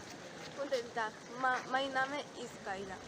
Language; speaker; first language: German; non-native, learner; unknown